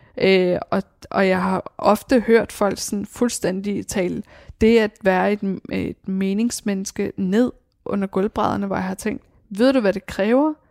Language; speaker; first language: Danish; early bilingual, other home language; Persian